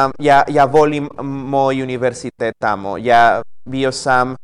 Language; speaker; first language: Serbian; non-native, learner; Spanish